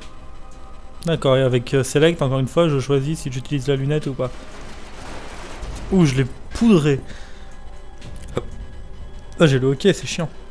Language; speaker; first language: French; native; French